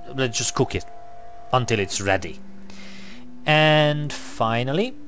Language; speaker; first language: English; non-native, fluent; Hungarian